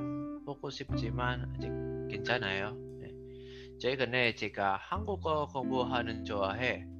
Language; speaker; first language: Korean; non-native, learner; Indonesian